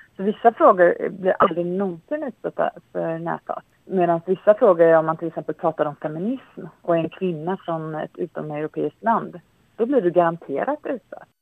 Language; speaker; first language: Swedish; native; Swedish